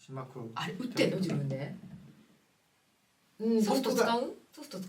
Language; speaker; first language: Japanese; native; Japanese